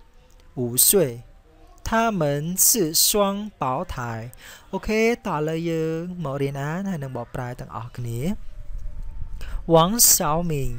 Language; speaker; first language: Chinese; non-native, learner; Khmer